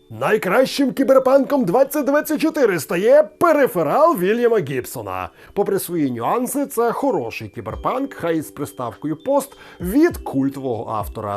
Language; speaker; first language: Ukrainian; native; Ukrainian